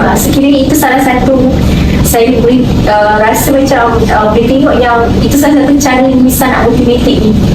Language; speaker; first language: Malay; native; Malay